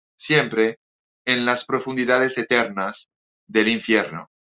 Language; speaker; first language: Spanish; non-native, fluent; French